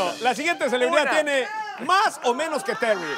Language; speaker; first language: Spanish; native; Spanish